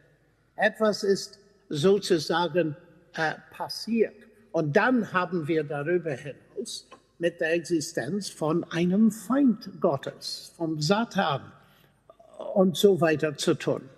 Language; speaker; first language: German; non-native, fluent; English